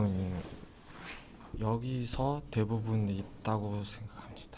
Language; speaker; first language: Korean; non-native, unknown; Mongolian